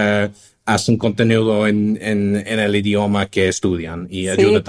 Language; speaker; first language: Spanish; non-native, fluent; English